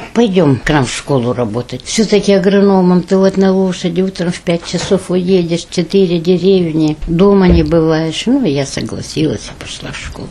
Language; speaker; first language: Russian; non-native, local second language; German